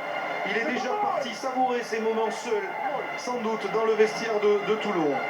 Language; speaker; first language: French; native; French